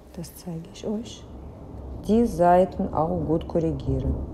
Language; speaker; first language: German; non-native, fluent; Russian